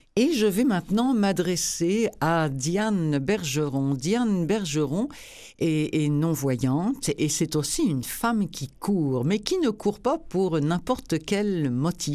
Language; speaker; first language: French; native; French